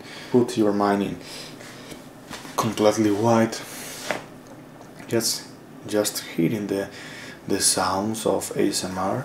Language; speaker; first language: English; non-native, learner; Spanish